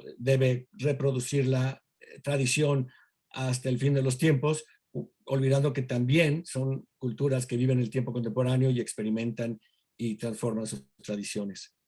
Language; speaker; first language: Spanish; native; Spanish